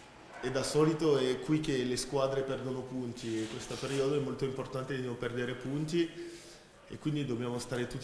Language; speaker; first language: Italian; non-native, fluent; French